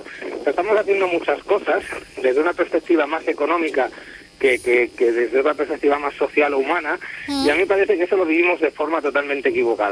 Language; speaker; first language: Spanish; native; Spanish